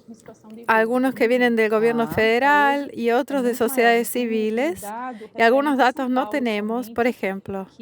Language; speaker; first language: Spanish; non-native, fluent; Portuguese